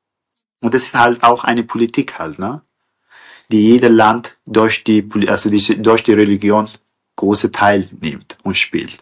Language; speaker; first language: German; non-native, learner; Kurdish